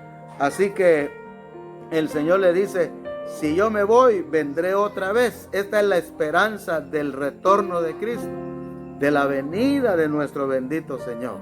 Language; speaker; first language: Spanish; native; Spanish